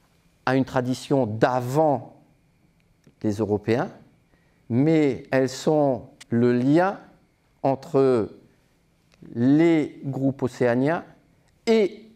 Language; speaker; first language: French; native; French